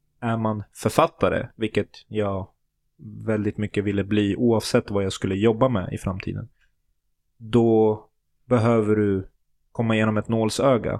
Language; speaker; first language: Swedish; early bilingual, other home language; Turoyo